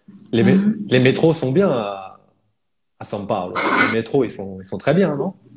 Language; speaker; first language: French; native; French